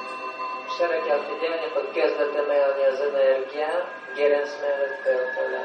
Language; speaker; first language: Hungarian; non-native, learner; Russian